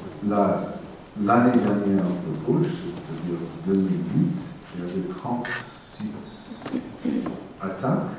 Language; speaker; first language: French; non-native, fluent; English